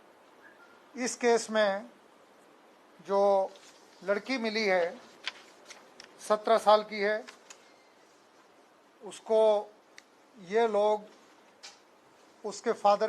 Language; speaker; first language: Hindi; non-native, local second language; Gujarati